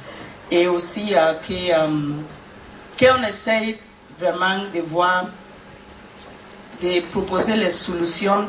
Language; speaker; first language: French; non-native, learner; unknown